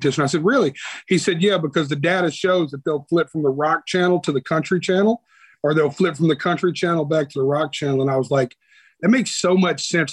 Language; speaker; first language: English; native; English